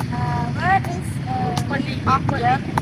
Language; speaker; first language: English; non-native, learner; Indonesian